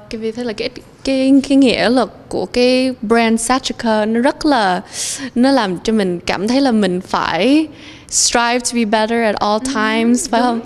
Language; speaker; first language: Vietnamese; early bilingual, heritage; Vietnamese